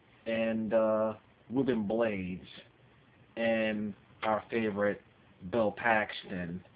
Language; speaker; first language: English; native; English